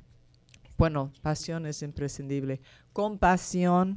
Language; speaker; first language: Spanish; non-native, fluent; English